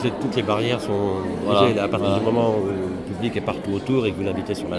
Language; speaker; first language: French; native; French